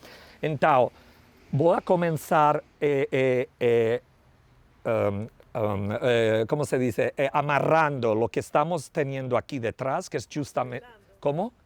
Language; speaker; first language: Portuguese; non-native, learner; Spanish